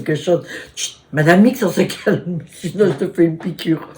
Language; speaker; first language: French; native; French